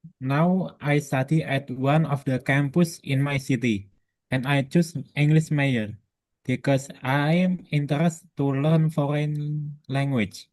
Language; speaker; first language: English; non-native, learner; Indonesian